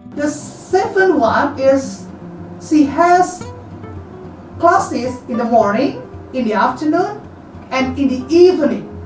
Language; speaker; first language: English; non-native, fluent; Indonesian